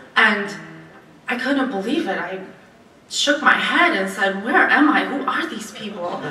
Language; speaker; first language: English; early bilingual, other home language; Romanian